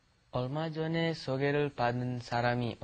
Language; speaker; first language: Korean; non-native, learner; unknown